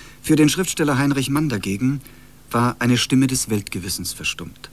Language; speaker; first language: German; native; German